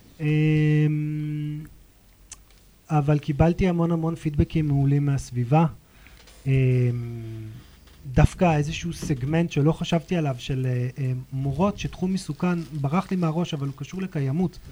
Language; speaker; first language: Hebrew; native; Hebrew